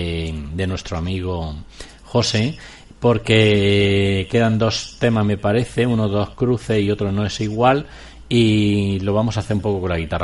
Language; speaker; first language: Spanish; native; Spanish